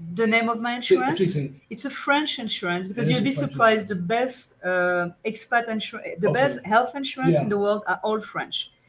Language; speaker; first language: English; non-native, fluent; French